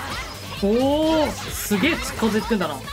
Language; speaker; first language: Japanese; native; Japanese